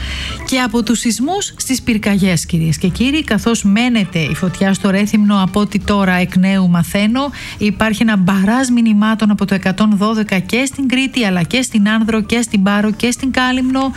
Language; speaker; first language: Greek; native; Greek